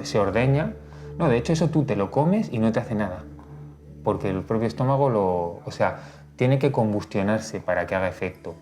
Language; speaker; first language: Spanish; native; Spanish